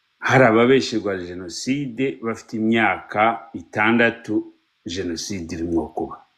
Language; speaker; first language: Kinyarwanda; early bilingual, heritage; Kinyarwanda